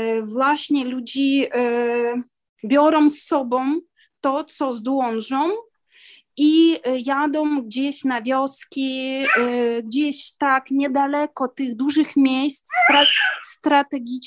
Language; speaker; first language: Polish; non-native, learner; Ukrainian